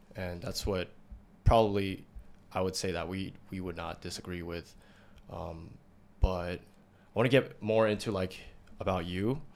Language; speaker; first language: English; native; English